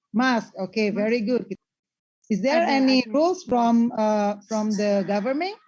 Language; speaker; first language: English; non-native, learner; Indonesian